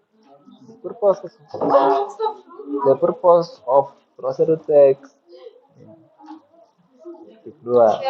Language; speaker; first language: English; non-native, fluent; Indonesian